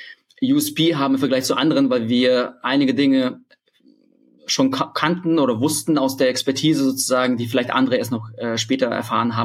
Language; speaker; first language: German; early bilingual, other home language; Russian